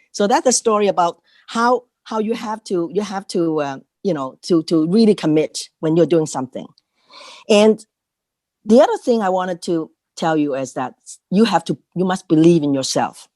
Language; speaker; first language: English; non-native, local second language; Cantonese